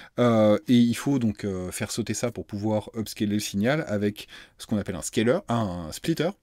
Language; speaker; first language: French; native; French